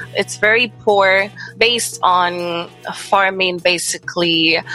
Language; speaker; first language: English; non-native, fluent; Spanish